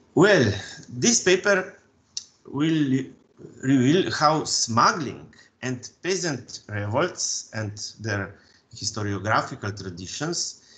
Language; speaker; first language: English; non-native, fluent; Slovenian